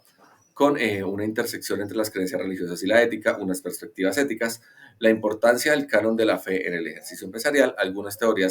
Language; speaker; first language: Spanish; native; Spanish